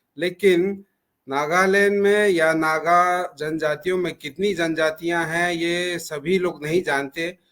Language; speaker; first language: Hindi; non-native, local second language; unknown